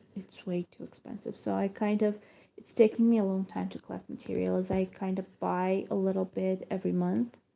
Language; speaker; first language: English; non-native, fluent; Hebrew